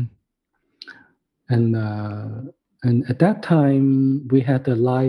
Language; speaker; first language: English; non-native, local second language; Cantonese